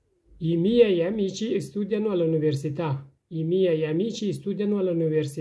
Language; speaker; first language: Italian; non-native, fluent; Persian